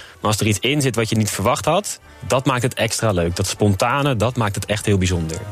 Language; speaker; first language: Dutch; native; Dutch